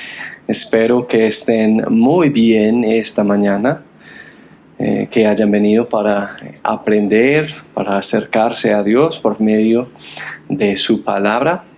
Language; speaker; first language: Spanish; non-native, fluent; English